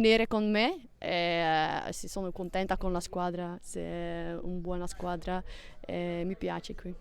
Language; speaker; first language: Italian; non-native, learner; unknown